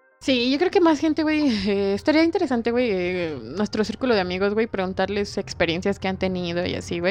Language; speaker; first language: Spanish; native; Spanish